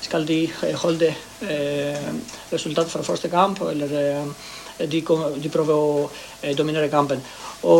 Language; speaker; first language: Norwegian; non-native, learner; Greek